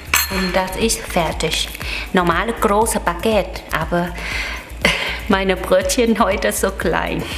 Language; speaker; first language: German; non-native, learner; Vietnamese